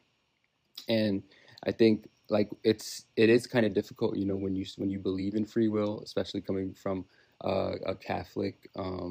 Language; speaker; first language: English; native; English